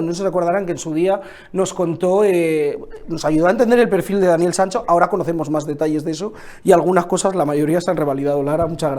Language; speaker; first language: Spanish; native; Spanish